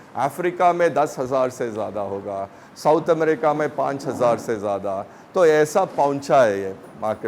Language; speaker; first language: Hindi; non-native, local second language; Tamil